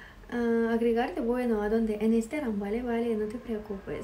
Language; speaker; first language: Spanish; non-native, fluent; Russian